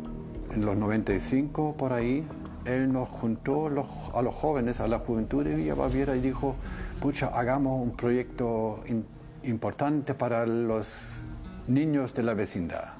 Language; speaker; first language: Spanish; non-native, local second language; German